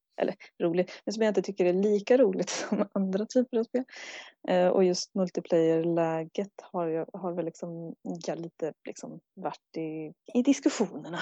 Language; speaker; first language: Swedish; native; Swedish